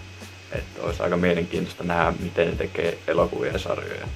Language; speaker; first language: Finnish; native; Finnish